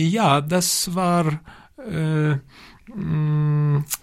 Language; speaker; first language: German; non-native, learner; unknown